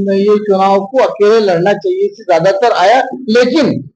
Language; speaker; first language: Hindi; non-native, local second language; Marathi